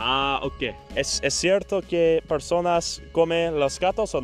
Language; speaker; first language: Spanish; non-native, learner; English